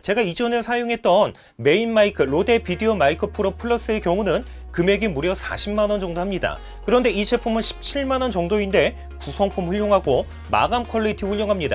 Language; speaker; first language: Korean; native; Korean